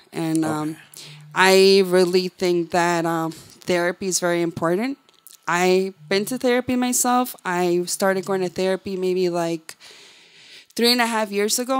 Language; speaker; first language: English; early bilingual, other home language; Spanish